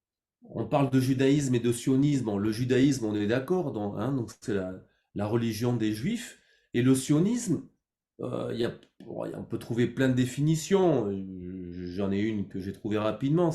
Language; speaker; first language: French; native; French